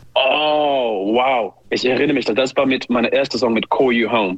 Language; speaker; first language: German; non-native, learner; English